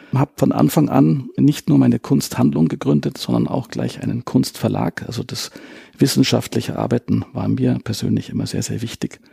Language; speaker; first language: German; native; German